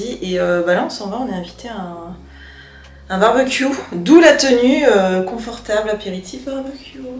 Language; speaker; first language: French; native; French